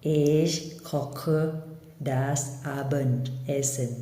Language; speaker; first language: German; non-native, fluent; Thai